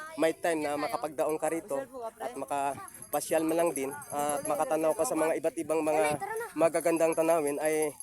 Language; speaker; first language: Filipino; native; Filipino